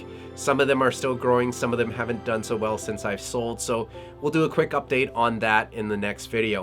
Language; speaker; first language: English; native; English